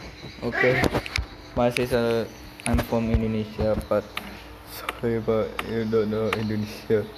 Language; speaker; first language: English; non-native, learner; Indonesian